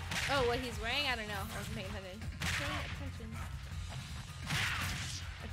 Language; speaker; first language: English; early bilingual, other home language; Spanish